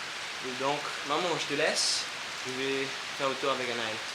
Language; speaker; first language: French; non-native, local second language; Seselwa Creole French